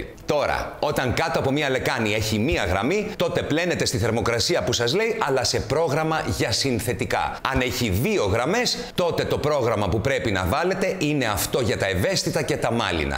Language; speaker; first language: Greek; native; Greek